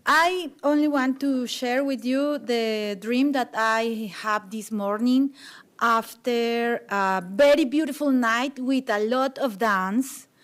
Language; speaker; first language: English; non-native, learner; Spanish